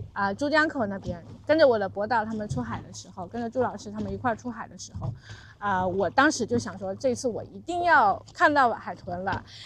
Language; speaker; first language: Chinese; native; Chinese